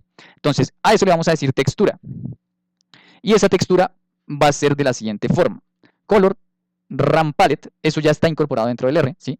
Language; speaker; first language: Spanish; native; Spanish